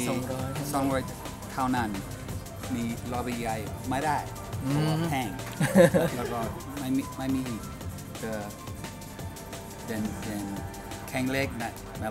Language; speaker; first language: Thai; non-native, learner; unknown